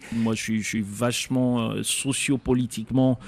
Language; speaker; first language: French; non-native, local second language; Lingala